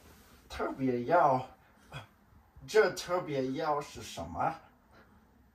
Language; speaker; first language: Chinese; non-native, learner; English